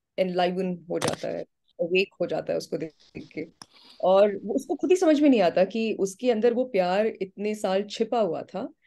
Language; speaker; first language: Hindi; native; Hindi